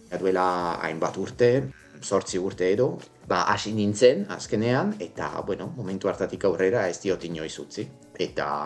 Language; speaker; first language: Basque; non-native, fluent; Italian